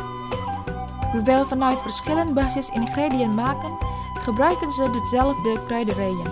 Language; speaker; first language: Dutch; non-native, fluent; Indonesian